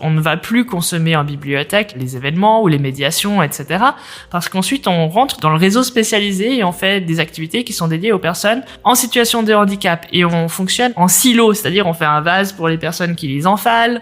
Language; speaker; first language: French; native; French